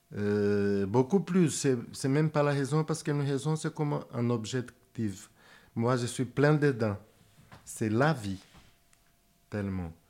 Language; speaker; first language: French; non-native, fluent; Portuguese